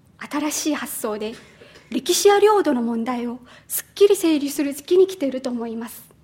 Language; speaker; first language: Japanese; non-native, fluent; Chinese